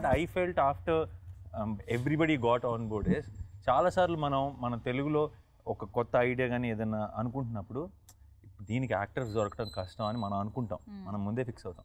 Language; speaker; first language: Telugu; native; Telugu